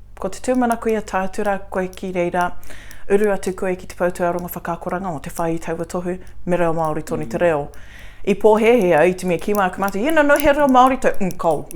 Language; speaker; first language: Māori; non-native, local second language; English